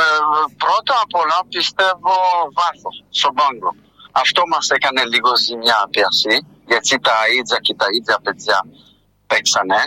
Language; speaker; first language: Greek; non-native, fluent; French